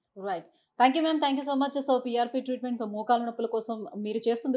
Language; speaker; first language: Telugu; native; Telugu